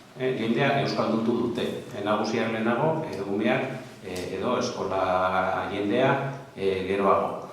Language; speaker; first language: Basque; non-native, local second language; Spanish